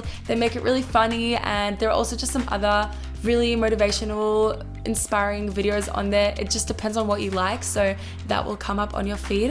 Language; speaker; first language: English; native; English